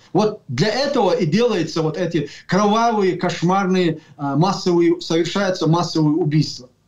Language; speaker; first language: Russian; non-native, local second language; Chechen